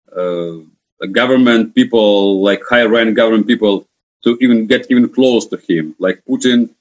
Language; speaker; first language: English; non-native, fluent; Ukrainian